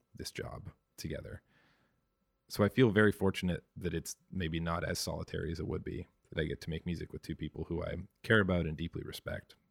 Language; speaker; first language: English; native; English